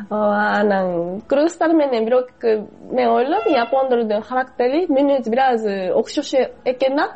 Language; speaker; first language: Kyrgyz; non-native, fluent; Japanese